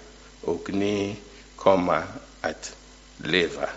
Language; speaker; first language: Swedish; non-native, fluent; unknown